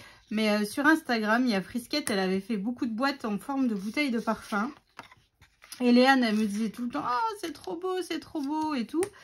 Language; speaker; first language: French; native; French